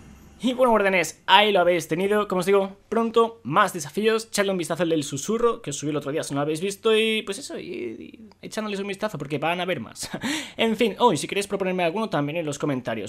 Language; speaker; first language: Spanish; native; Spanish